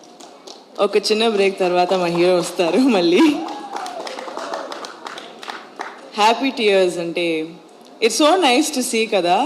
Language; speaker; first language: Telugu; non-native, local second language; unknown